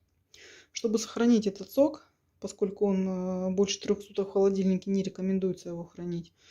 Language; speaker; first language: Russian; native; Russian